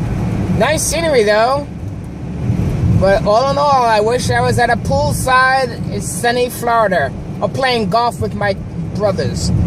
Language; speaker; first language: English; native; English